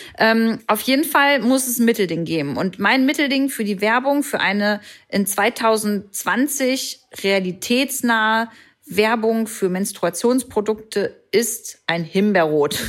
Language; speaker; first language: German; native; German